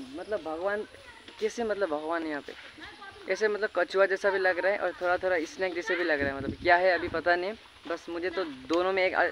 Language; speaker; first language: Hindi; non-native, local second language; Nepali